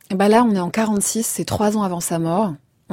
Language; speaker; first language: French; native; French